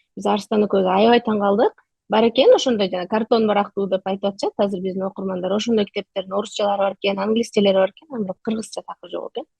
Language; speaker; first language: Kyrgyz; native; Kyrgyz